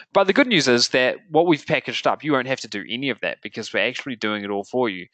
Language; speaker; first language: English; native; English